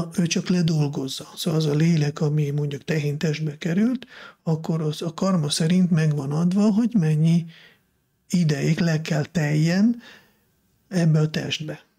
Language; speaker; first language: Hungarian; non-native, fluent; Russian